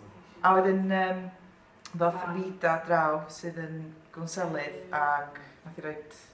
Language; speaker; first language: Welsh; native; Welsh